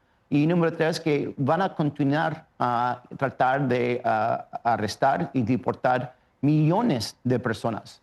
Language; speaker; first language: Spanish; early bilingual, heritage; Spanish